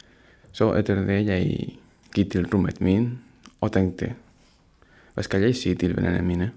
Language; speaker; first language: Norwegian; non-native, learner; Spanish